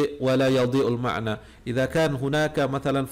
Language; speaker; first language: Arabic; non-native, fluent; Indonesian